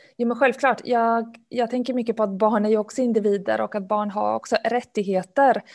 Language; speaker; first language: Swedish; early bilingual, other home language; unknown